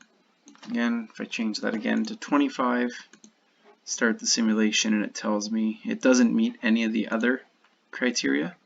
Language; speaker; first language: English; native; English